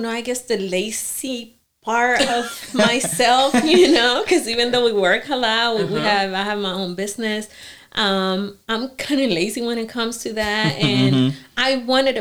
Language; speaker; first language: English; non-native, fluent; Spanish